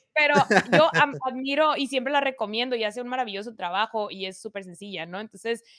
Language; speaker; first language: Spanish; native; Spanish